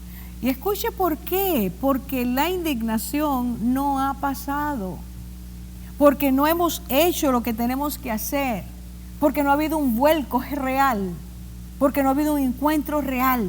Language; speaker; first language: Spanish; native; Spanish